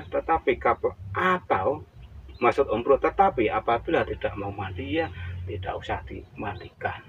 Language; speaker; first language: Indonesian; native; Indonesian